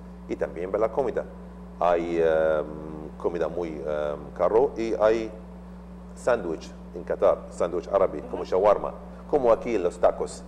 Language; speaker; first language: Spanish; non-native, learner; Arabic